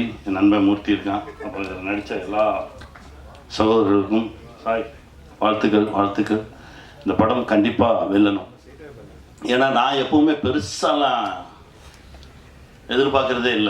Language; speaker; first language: Tamil; native; Tamil